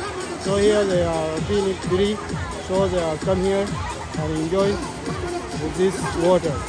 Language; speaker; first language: English; non-native, learner; Arabic